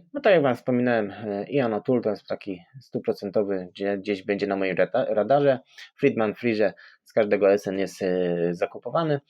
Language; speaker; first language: Polish; native; Polish